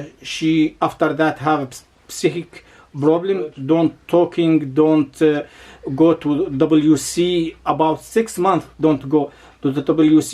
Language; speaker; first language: English; non-native, learner; Arabic